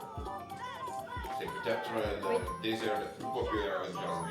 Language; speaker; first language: French; non-native, learner; English